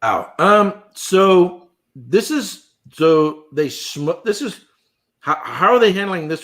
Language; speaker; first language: English; native; English